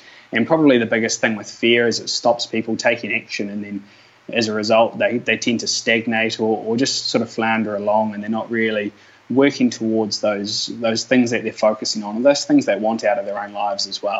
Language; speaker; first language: English; native; English